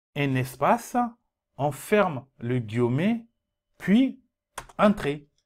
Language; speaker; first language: French; non-native, local second language; Dyula